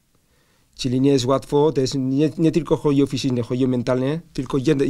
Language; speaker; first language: Polish; non-native, learner; Spanish